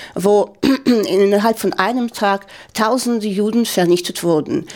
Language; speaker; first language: German; non-native, fluent; Ukrainian